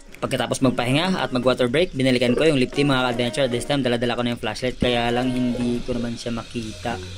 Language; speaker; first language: Filipino; non-native, local second language; Cebuano